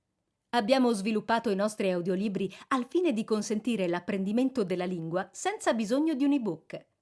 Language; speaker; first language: Italian; native; Italian